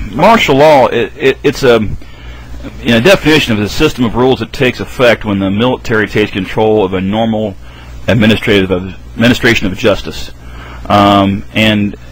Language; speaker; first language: English; native; English